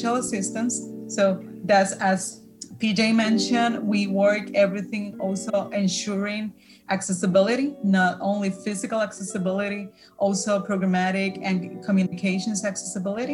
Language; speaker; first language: English; non-native, fluent; Spanish